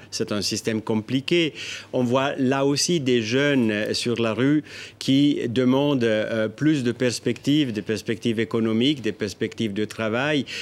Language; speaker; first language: French; non-native, local second language; Italian